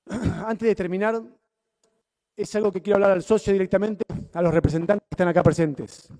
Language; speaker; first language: Spanish; native; Spanish